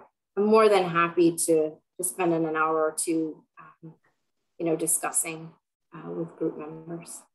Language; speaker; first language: English; native; English